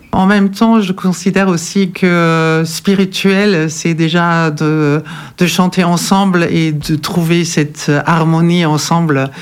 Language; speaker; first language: French; non-native, fluent; German